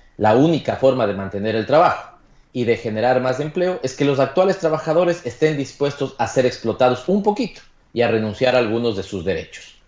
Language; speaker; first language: Spanish; native; Spanish